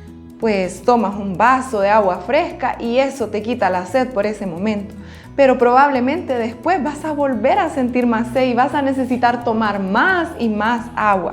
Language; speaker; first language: Spanish; native; Spanish